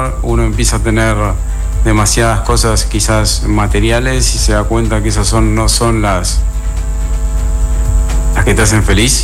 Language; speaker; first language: Spanish; native; Spanish